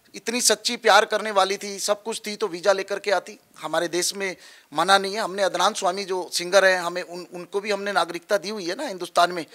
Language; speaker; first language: Hindi; native; Hindi